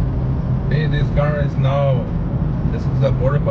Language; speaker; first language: English; non-native, learner; Spanish